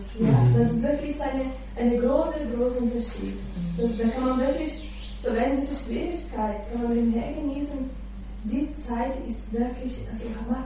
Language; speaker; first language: German; non-native, learner; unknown